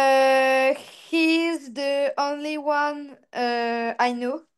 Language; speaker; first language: English; non-native, learner; French